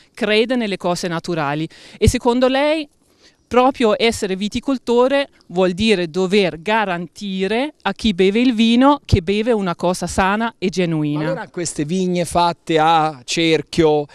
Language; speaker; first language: Italian; non-native, fluent; Danish